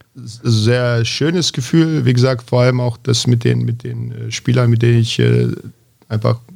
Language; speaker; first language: German; early bilingual, other home language; Bosnian